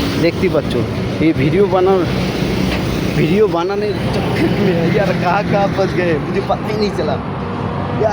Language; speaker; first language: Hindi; non-native, local second language; Bangla